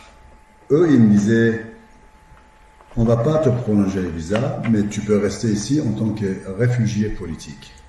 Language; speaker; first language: French; non-native, fluent; Persian